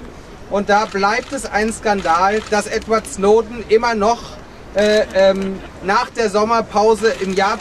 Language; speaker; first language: German; native; German